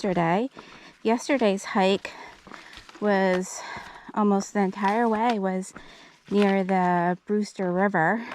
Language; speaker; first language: English; native; English